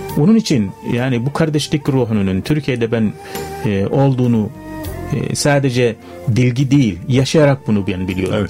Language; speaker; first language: Turkish; non-native, fluent; Arabic